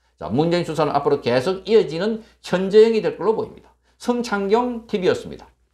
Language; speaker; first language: Korean; native; Korean